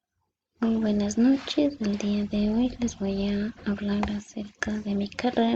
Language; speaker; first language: Spanish; native; Spanish